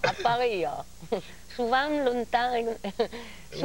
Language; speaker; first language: French; native; French